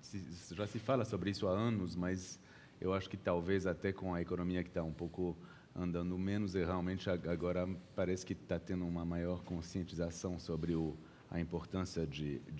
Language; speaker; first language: Portuguese; early bilingual, heritage; Portuguese